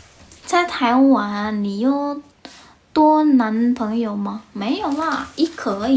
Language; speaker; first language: Chinese; non-native, learner; Indonesian